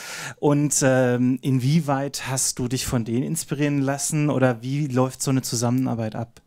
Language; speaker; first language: German; native; German